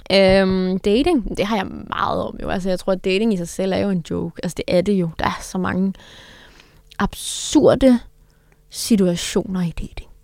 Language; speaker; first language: Danish; native; Danish